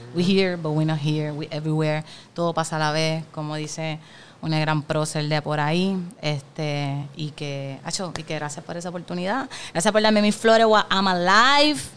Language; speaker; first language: Spanish; native; Spanish